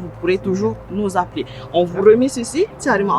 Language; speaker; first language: French; native; French